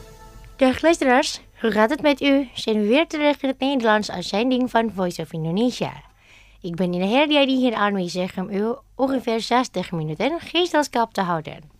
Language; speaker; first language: Dutch; non-native, learner; Indonesian